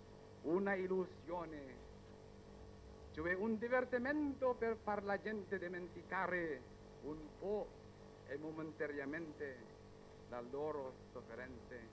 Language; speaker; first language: Italian; non-native, fluent; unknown